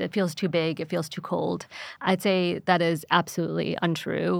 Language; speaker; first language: English; early bilingual, other home language; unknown